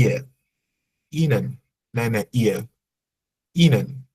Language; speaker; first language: German; non-native, fluent; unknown